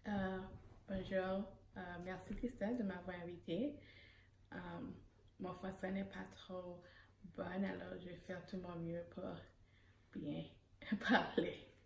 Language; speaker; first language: French; early bilingual, heritage; Haitian Creole